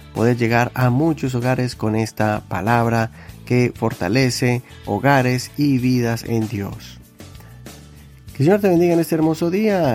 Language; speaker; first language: Spanish; native; Spanish